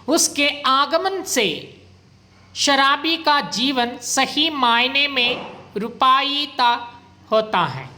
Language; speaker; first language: Hindi; non-native, local second language; Kannada